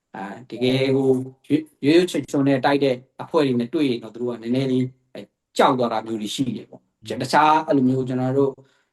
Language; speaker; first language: Burmese; native; Burmese